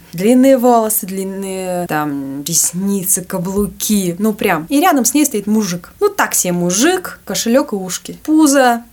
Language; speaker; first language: Russian; native; Russian